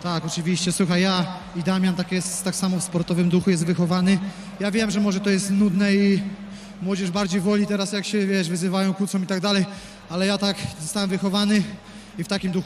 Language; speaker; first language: Polish; native; Polish